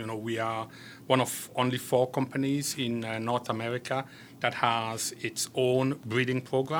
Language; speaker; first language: English; non-native, local second language; French